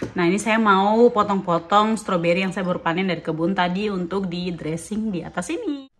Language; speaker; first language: Indonesian; native; Indonesian